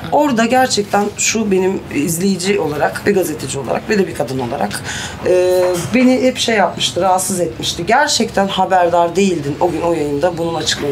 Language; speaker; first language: Turkish; native; Turkish